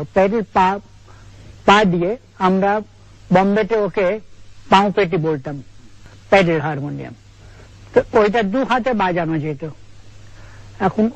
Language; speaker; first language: Bangla; non-native, local second language; Gujarati